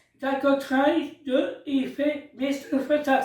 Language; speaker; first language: French; native; French